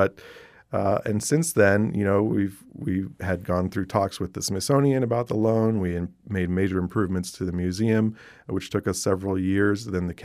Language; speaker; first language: English; native; English